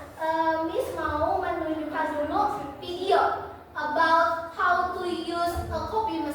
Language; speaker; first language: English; non-native, learner; Indonesian